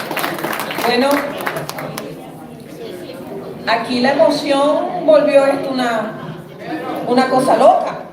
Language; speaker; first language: Spanish; native; Spanish